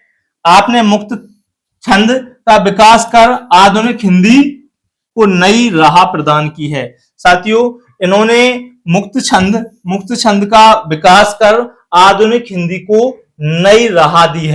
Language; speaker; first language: Hindi; native; Hindi